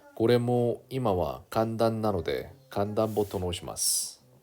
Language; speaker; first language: Japanese; non-native, learner; Korean